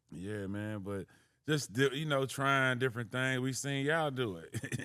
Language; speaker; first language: English; native; English